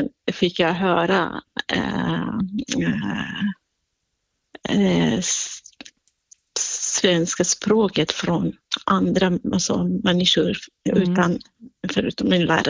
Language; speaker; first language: Swedish; non-native, fluent; Central Kurdish